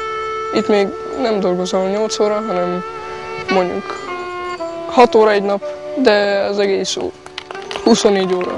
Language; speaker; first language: Hungarian; non-native, learner; German